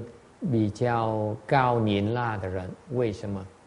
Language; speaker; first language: Chinese; non-native, learner; Vietnamese